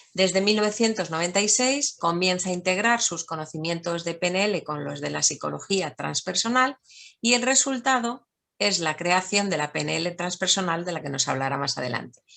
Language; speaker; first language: Spanish; native; Spanish